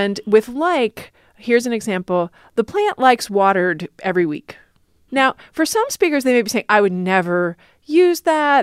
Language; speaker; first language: English; native; English